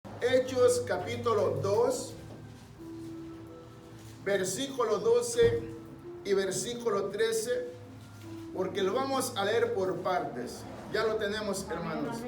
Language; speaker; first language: Spanish; native; Spanish